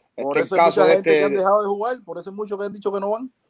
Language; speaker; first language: Spanish; native; Spanish